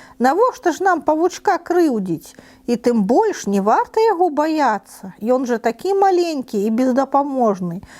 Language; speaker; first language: Belarusian; non-native, local second language; Russian